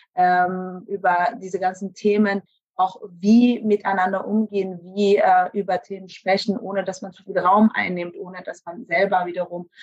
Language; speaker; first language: German; native; German